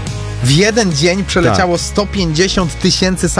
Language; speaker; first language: Polish; native; Polish